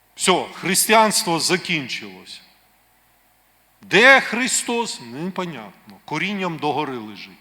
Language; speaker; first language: Ukrainian; native; Ukrainian